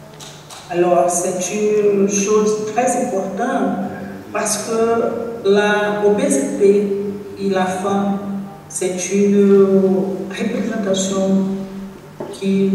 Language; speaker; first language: French; non-native, learner; Portuguese